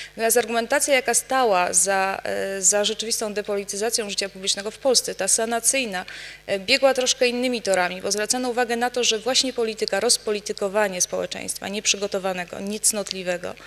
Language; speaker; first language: Polish; native; Polish